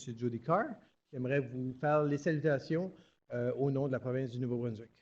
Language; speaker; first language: French; native; French